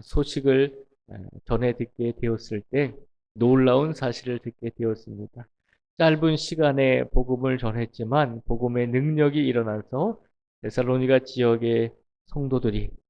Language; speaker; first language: Korean; native; Korean